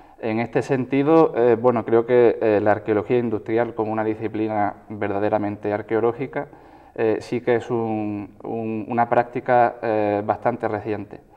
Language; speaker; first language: Spanish; native; Spanish